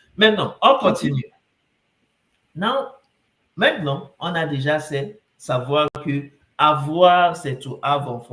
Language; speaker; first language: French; non-native, fluent; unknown